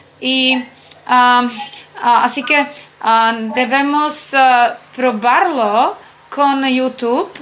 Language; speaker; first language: Spanish; non-native, learner; Czech